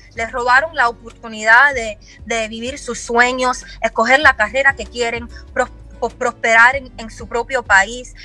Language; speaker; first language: Spanish; early bilingual, heritage; Spanish